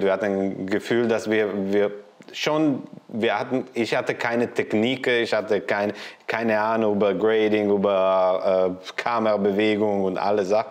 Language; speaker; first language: German; non-native, learner; Italian